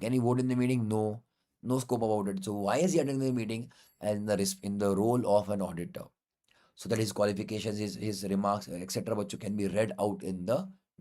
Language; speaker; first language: English; non-native, local second language; Hindi